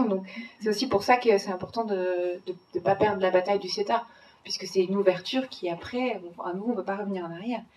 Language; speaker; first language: French; native; French